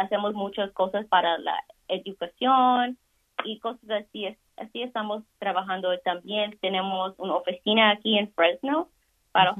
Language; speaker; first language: Spanish; early bilingual, heritage; Spanish